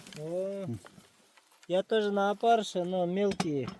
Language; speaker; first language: Russian; non-native, local second language; Kyrgyz